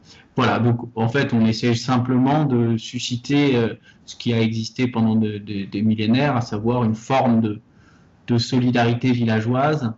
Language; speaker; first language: French; native; French